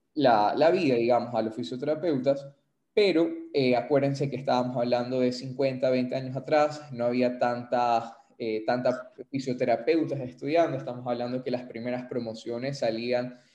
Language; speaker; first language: Spanish; native; Spanish